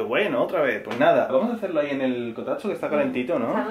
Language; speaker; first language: Spanish; native; Spanish